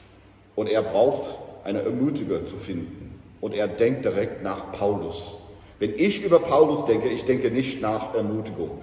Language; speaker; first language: German; non-native, fluent; English